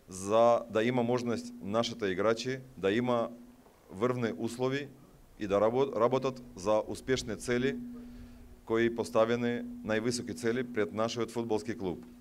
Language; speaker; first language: Macedonian; non-native, fluent; Russian